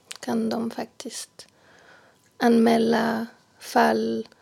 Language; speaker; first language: Swedish; non-native, fluent; French